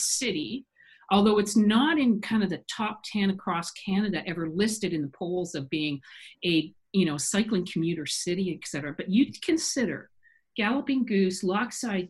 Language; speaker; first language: English; native; English